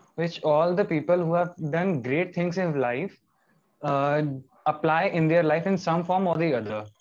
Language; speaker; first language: English; non-native, local second language; Hindi